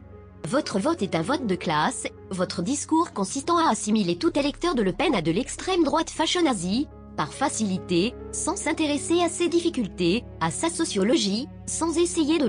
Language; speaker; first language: French; native; French